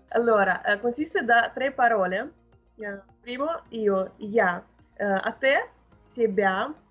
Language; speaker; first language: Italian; non-native, fluent; Russian